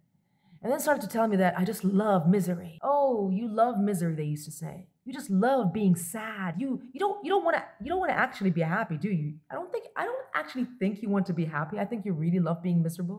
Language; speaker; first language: English; non-native, local second language; Arabic